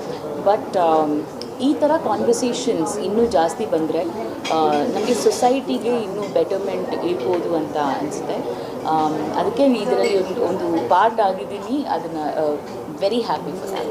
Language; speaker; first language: Kannada; non-native, fluent; Malayalam